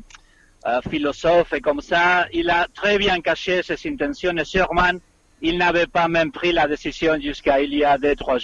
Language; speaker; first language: French; non-native, fluent; Spanish